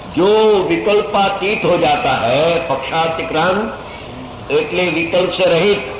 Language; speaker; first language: Hindi; non-native, local second language; Gujarati